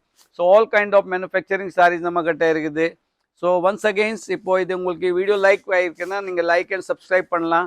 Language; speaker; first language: Tamil; non-native, fluent; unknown